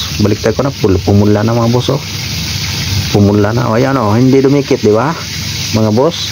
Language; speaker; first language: Filipino; non-native, local second language; Cebuano